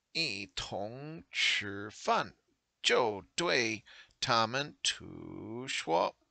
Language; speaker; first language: Chinese; non-native, learner; English